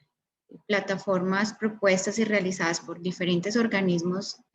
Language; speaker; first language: Spanish; native; Spanish